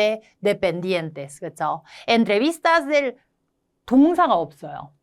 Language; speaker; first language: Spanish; non-native, fluent; Korean